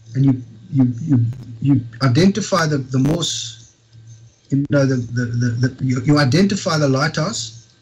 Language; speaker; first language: English; native; English